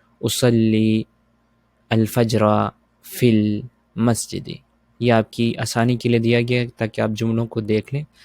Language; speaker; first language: Urdu; native; Urdu